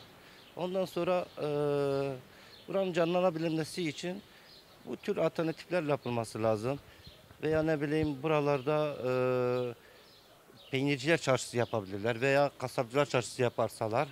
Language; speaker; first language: Turkish; native; Turkish